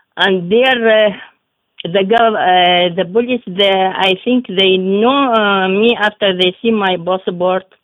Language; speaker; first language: English; non-native, learner; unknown